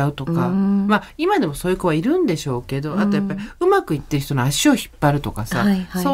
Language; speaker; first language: Japanese; native; Japanese